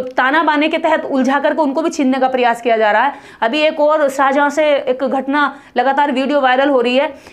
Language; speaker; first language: Hindi; native; Hindi